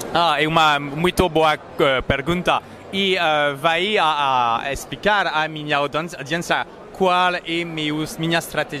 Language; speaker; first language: Portuguese; non-native, learner; French